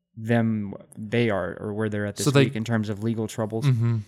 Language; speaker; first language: English; native; English